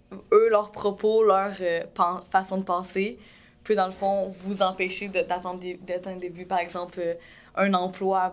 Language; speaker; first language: French; native; French